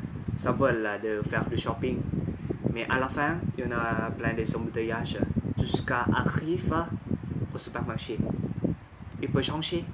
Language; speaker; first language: French; non-native, learner; Thai